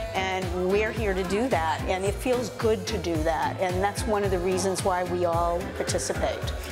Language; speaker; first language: English; native; English